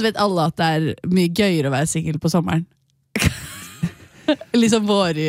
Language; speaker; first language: Norwegian; native; Norwegian